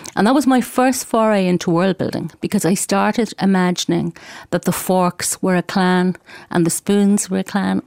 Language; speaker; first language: English; native; English